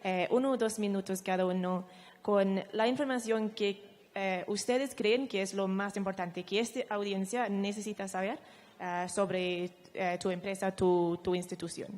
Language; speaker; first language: Spanish; non-native, fluent; English